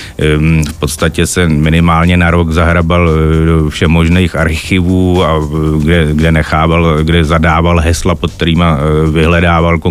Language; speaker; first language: Czech; native; Czech